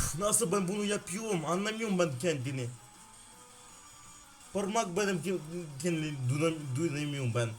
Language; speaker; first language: Turkish; non-native, learner; Ukrainian